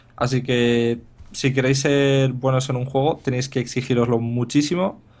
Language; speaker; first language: Spanish; non-native, fluent; Bulgarian